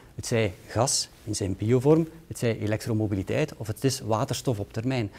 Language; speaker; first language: Dutch; native; Dutch